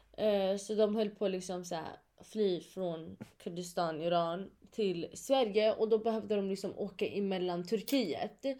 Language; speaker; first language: Swedish; early bilingual, other home language; Kurdish